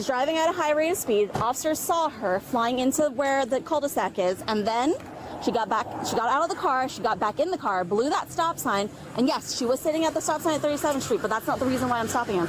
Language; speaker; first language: English; native; English